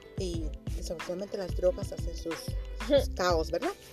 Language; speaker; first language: Spanish; early bilingual, heritage; Spanish